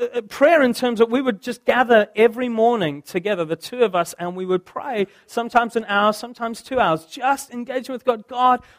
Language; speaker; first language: English; native; English